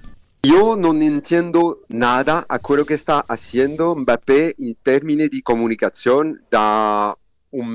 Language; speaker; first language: Spanish; non-native, learner; French